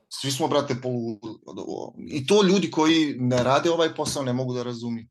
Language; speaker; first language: Serbian; native; Serbian